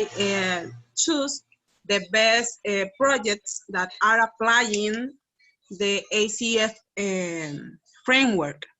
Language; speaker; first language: English; non-native, learner; Spanish